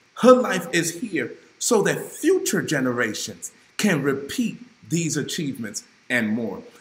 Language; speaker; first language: English; native; English